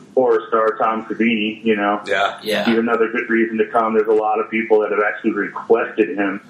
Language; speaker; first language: English; native; English